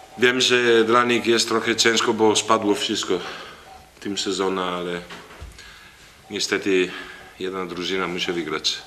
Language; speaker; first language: Polish; non-native, learner; Italian